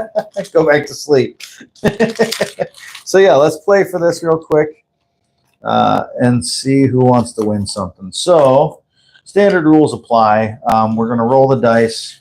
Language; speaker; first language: English; native; English